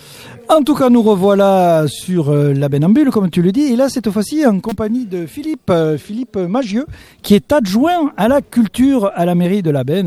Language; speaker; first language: French; native; French